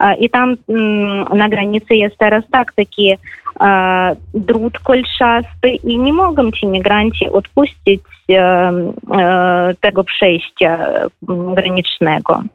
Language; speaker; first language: Polish; non-native, fluent; Russian